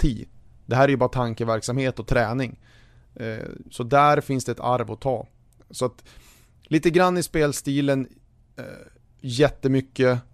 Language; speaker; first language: Swedish; native; Swedish